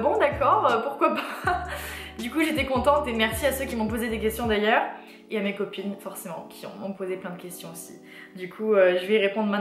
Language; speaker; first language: French; native; French